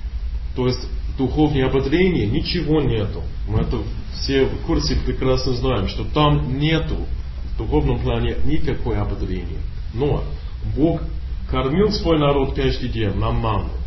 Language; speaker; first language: Russian; non-native, learner; English